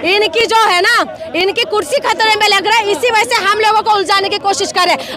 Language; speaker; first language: Hindi; non-native, local second language; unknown